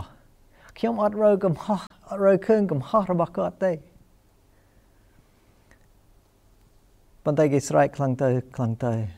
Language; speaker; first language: Khmer; non-native, fluent; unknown